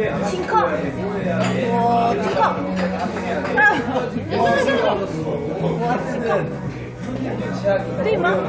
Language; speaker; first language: Chinese; non-native, learner; Korean